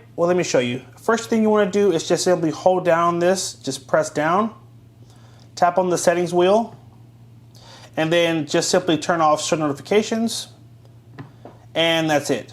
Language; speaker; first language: English; native; English